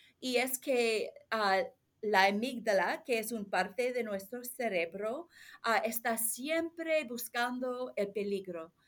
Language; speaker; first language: Spanish; non-native, learner; English